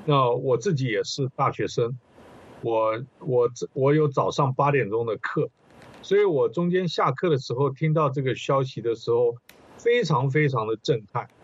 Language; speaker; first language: Chinese; native; Chinese